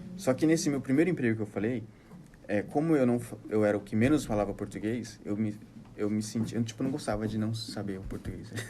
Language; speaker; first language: Portuguese; early bilingual, heritage; Portuguese